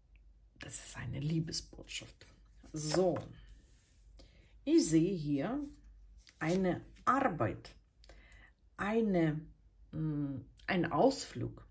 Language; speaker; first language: German; non-native, fluent; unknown